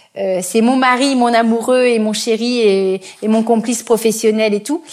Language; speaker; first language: French; native; French